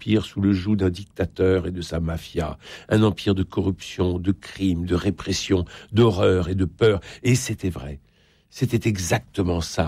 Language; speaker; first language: French; native; French